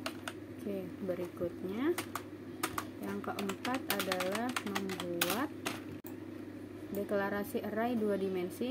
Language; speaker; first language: Indonesian; native; Indonesian